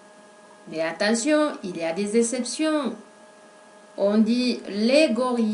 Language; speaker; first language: French; non-native, fluent; Spanish